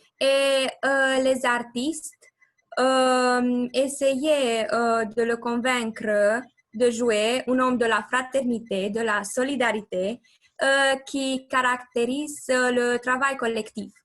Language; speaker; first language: French; non-native, learner; Romanian